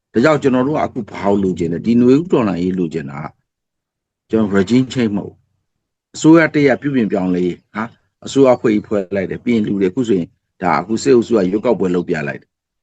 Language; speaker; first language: Burmese; non-native, local second language; S'gaw Karen